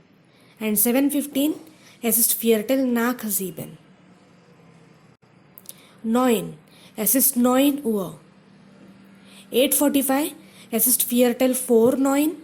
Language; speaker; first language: German; non-native, fluent; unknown